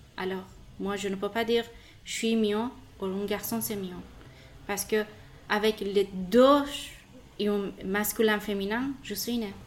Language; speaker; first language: French; non-native, learner; Persian